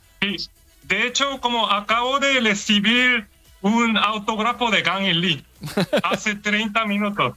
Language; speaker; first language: Spanish; non-native, learner; Korean